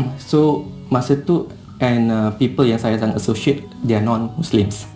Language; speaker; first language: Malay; non-native, local second language; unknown